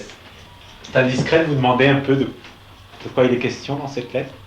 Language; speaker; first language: French; native; French